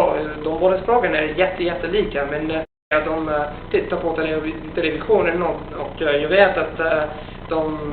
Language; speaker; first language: Swedish; non-native, fluent; Italian